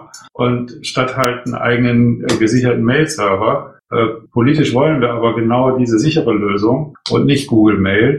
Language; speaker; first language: German; native; German